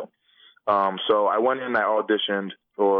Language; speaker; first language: English; native; English